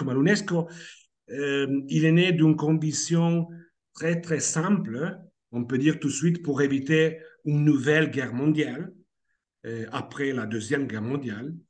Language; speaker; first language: French; non-native, fluent; Italian